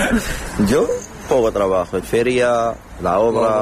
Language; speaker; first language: Spanish; non-native, learner; Arabic